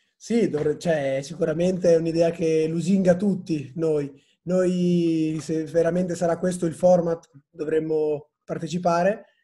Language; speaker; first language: Italian; native; Italian